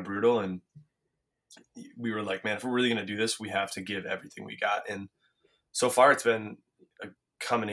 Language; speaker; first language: English; native; English